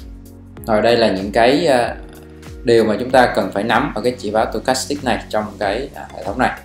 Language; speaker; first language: Vietnamese; native; Vietnamese